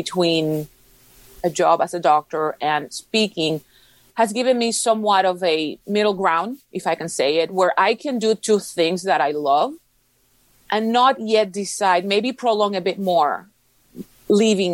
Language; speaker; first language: English; non-native, fluent; Spanish